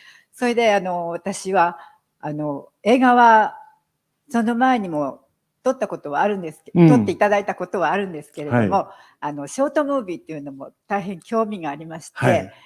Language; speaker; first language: Japanese; native; Japanese